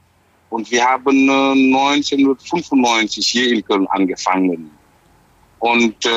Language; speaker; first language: German; non-native, fluent; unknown